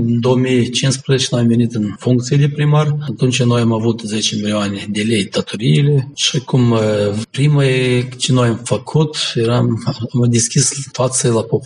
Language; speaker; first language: Romanian; non-native, local second language; Gagauz